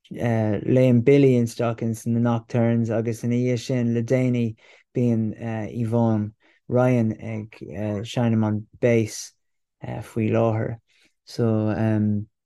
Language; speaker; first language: Irish; non-native, local second language; English